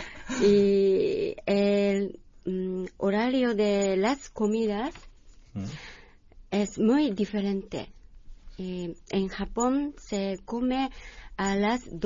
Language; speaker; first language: Spanish; non-native, learner; Japanese